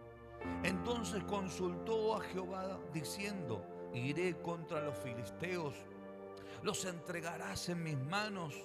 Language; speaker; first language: Spanish; native; Spanish